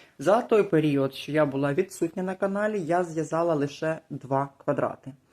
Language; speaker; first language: Ukrainian; non-native, local second language; Russian